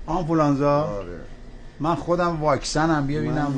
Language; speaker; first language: Persian; native; Persian